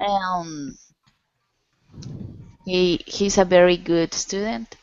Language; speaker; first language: English; non-native, learner; Spanish